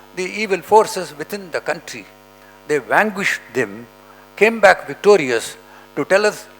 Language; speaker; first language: English; non-native, local second language; Tamil